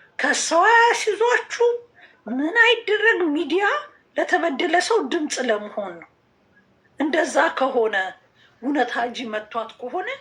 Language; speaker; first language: Amharic; native; Amharic